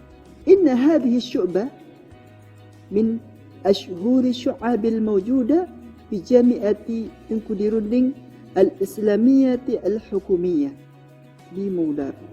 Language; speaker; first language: Arabic; non-native, learner; Indonesian